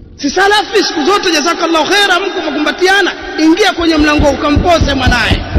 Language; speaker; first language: Swahili; native; Swahili